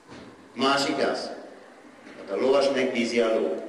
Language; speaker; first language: Hungarian; non-native, learner; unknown